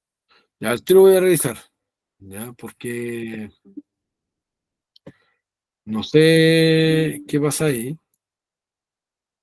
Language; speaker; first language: Spanish; native; Spanish